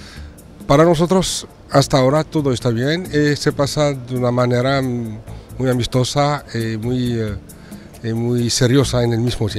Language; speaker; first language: Spanish; non-native, fluent; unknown